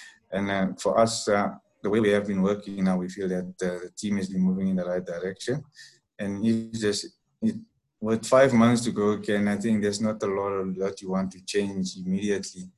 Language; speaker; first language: English; non-native, local second language; Afrikaans